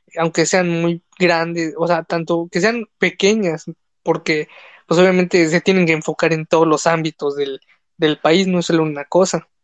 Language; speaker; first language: Spanish; native; Spanish